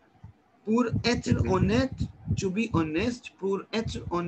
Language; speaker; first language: French; non-native, learner; Hindi